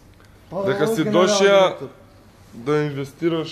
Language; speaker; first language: Macedonian; native; Macedonian